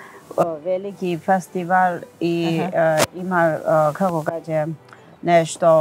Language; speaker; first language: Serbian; non-native, learner; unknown